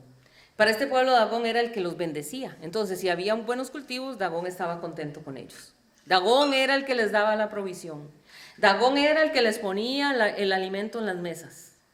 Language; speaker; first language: Spanish; native; Spanish